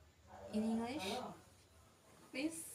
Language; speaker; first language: English; non-native, fluent; Indonesian